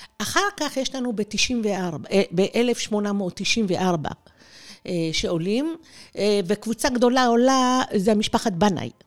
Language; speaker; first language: Hebrew; early bilingual, other home language; Persian